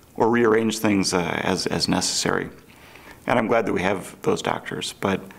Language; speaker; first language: English; native; English